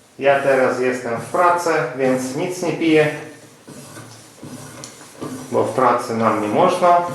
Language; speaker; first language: Polish; non-native, fluent; Ukrainian